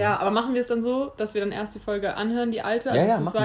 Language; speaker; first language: German; native; German